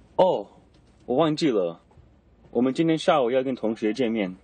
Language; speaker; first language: Chinese; non-native, learner; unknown